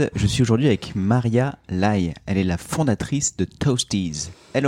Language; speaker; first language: French; native; French